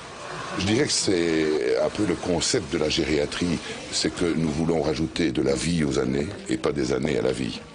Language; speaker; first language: French; native; French